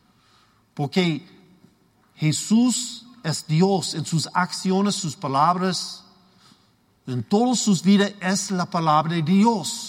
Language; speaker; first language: Spanish; non-native, learner; English